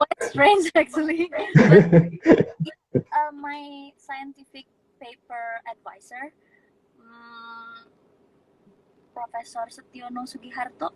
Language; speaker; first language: English; non-native, fluent; Indonesian